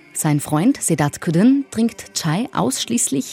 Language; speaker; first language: German; native; German